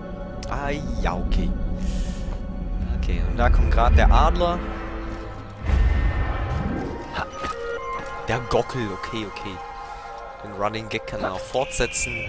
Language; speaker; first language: German; native; German